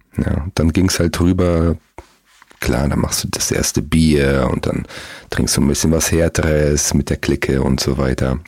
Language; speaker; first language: German; early bilingual, other home language; Russian